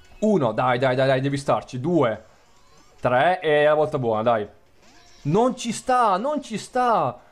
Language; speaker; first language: Italian; native; Italian